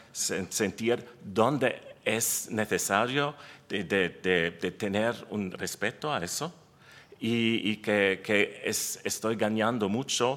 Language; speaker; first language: Spanish; non-native, learner; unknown